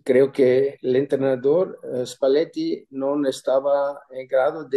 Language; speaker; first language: Spanish; non-native, fluent; German